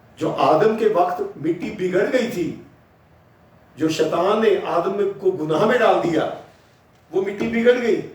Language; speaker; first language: Hindi; non-native, local second language; Punjabi